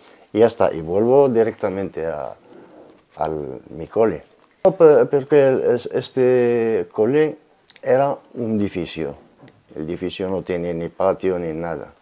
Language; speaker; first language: Spanish; non-native, learner; Arabic